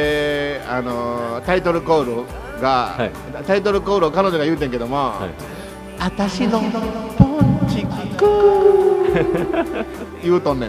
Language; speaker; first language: Japanese; native; Japanese